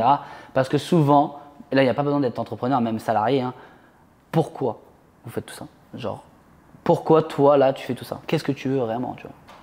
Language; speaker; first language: French; native; French